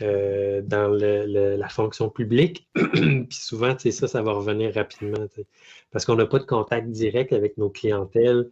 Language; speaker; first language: French; native; French